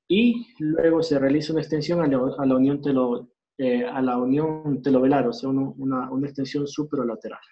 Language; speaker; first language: Spanish; native; Spanish